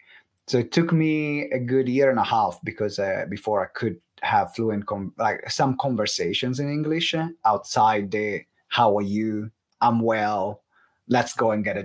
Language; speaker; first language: English; non-native, fluent; Italian